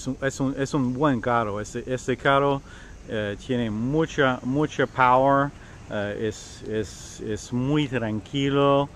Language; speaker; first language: Spanish; non-native, learner; French